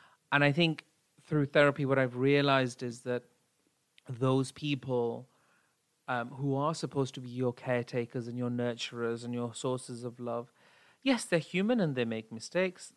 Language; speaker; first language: English; native; English